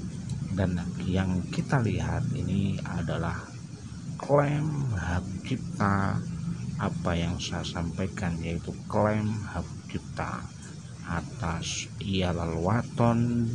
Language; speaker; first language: Indonesian; native; Indonesian